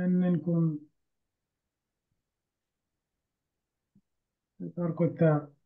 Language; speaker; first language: Finnish; non-native, learner; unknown